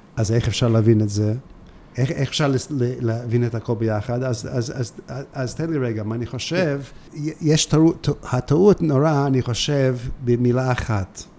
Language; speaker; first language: Hebrew; non-native, fluent; English